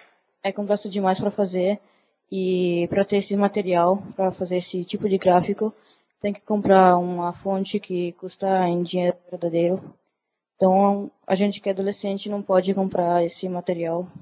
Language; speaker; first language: Portuguese; early bilingual, other home language; Italian